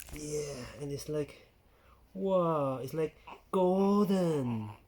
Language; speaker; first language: English; non-native, fluent; Thai